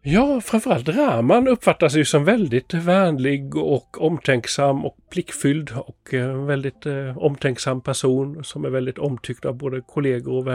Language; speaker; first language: Swedish; native; Swedish